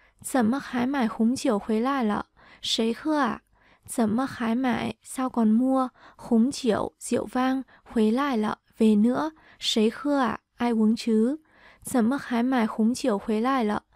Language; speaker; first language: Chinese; non-native, fluent; Vietnamese